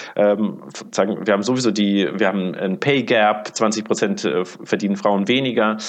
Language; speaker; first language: German; early bilingual, other home language; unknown